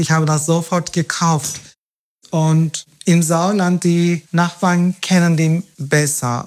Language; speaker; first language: German; non-native, fluent; Turkish